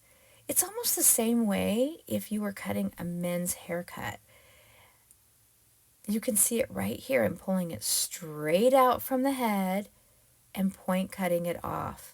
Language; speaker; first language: English; native; English